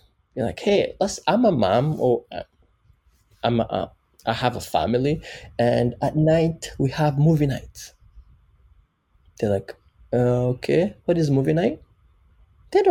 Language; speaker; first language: English; non-native, local second language; Kinyarwanda